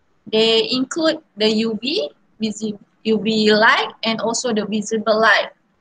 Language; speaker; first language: English; non-native, local second language; Malay